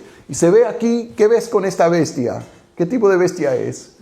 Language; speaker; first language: Spanish; non-native, fluent; English